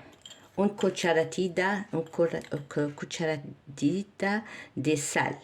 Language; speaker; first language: Spanish; non-native, learner; Arabic